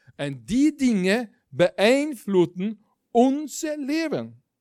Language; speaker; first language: Dutch; non-native, learner; Norwegian